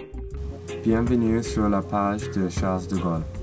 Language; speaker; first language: French; non-native, learner; English